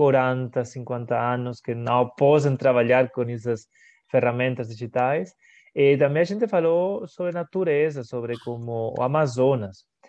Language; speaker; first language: Portuguese; non-native, fluent; Spanish